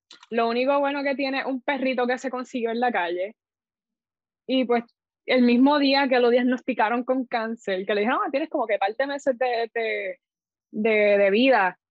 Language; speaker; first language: Spanish; native; Spanish